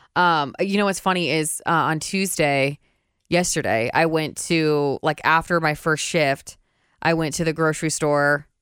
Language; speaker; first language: English; native; English